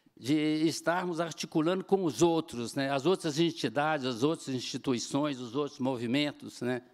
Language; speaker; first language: Portuguese; native; Portuguese